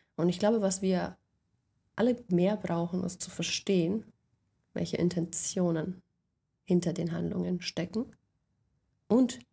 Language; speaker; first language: German; native; German